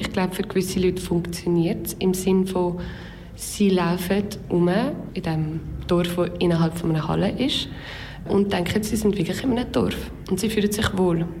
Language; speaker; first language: German; non-native, local second language; French